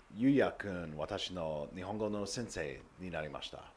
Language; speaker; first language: Japanese; non-native, learner; English